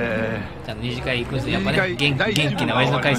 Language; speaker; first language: Japanese; native; Japanese